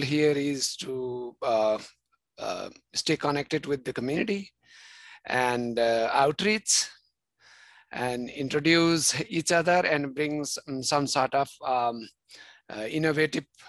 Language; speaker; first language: English; non-native, fluent; Nepali